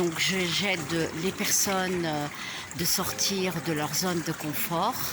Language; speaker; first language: French; non-native, local second language; Arabic